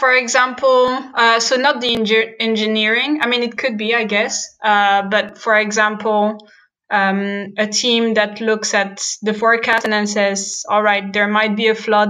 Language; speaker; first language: English; non-native, fluent; French